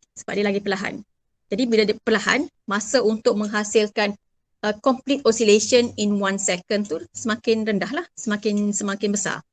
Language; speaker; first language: Malay; native; Malay